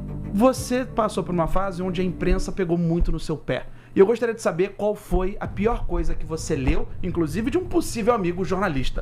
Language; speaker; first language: Portuguese; native; Portuguese